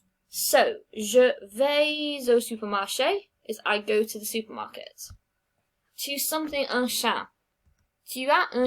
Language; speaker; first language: French; non-native, fluent; English